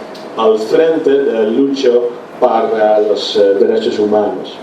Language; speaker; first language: Spanish; non-native, fluent; Dutch